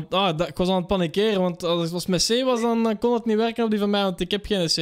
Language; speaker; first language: Dutch; native; Dutch